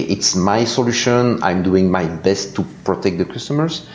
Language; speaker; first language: English; non-native, fluent; French